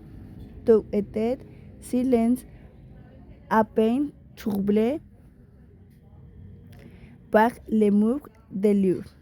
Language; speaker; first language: French; non-native, learner; Spanish